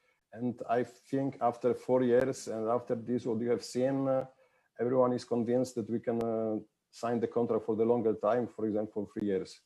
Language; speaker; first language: English; non-native, fluent; Polish